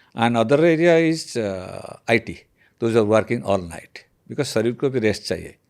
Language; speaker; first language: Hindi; non-native, local second language; Odia